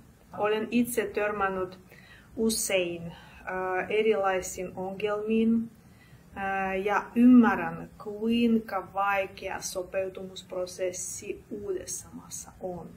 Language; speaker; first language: Finnish; non-native, fluent; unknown